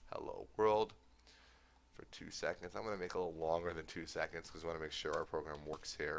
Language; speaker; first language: English; native; English